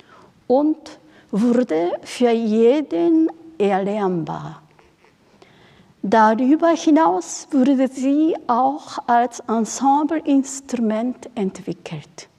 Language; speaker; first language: German; non-native, fluent; Japanese